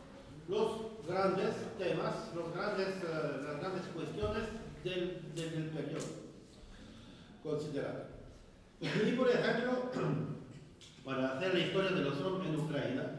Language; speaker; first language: Spanish; non-native, fluent; French